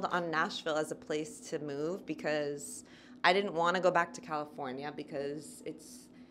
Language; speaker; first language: English; native; English